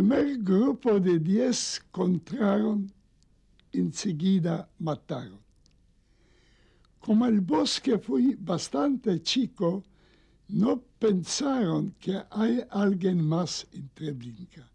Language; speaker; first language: Spanish; non-native, learner; Yiddish